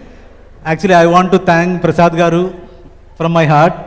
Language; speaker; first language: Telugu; non-native, learner; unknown